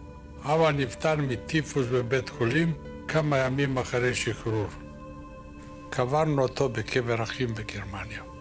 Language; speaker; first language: Hebrew; non-native, fluent; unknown